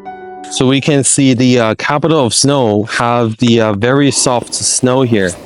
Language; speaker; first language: English; non-native, fluent; Chinese